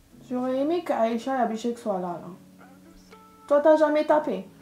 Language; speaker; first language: French; early bilingual, other home language; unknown